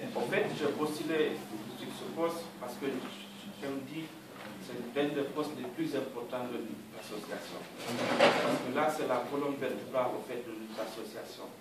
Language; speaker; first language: French; non-native, local second language; Fula